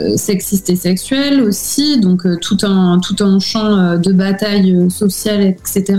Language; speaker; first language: French; native; French